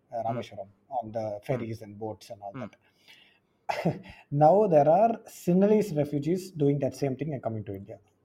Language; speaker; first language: English; non-native, local second language; Tamil